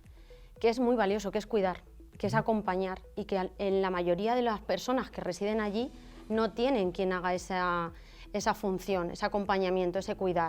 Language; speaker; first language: Spanish; native; Spanish